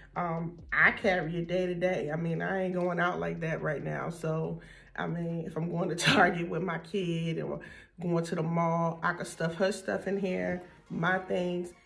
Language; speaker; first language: English; native; English